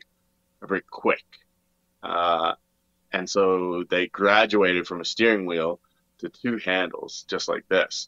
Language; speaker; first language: English; native; English